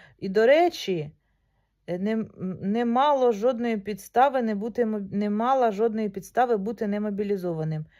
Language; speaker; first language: Ukrainian; non-native, local second language; Russian